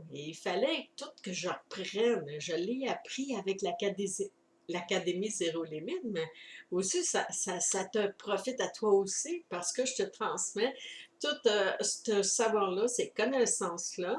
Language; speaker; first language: French; native; French